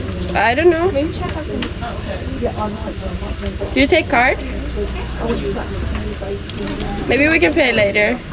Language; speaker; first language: English; non-native, fluent; Finnish